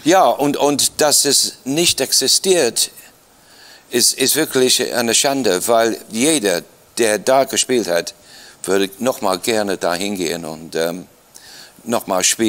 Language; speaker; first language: German; non-native, fluent; English